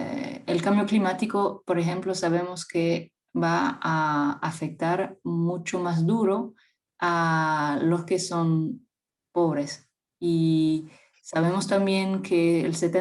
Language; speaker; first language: Spanish; non-native, fluent; French